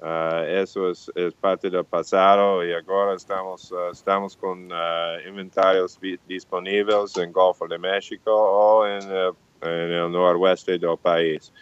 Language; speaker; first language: Portuguese; non-native, fluent; English